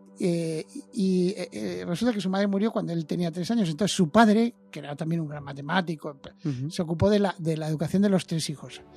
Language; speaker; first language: Spanish; native; Spanish